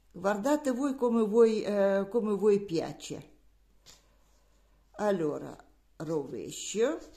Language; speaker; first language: Italian; non-native, learner; Russian